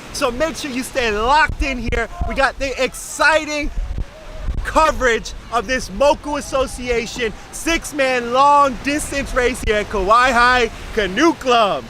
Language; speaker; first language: English; native; English